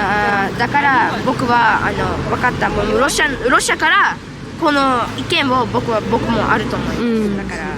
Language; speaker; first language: Japanese; non-native, learner; Russian